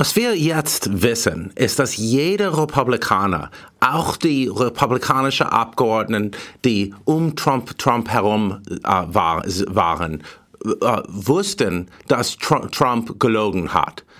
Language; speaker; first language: German; non-native, learner; English